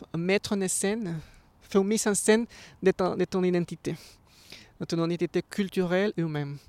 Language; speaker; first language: French; non-native, fluent; Spanish